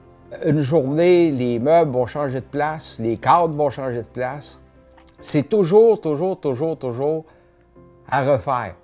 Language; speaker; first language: French; native; French